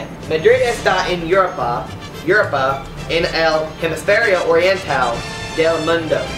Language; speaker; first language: Spanish; non-native, learner; English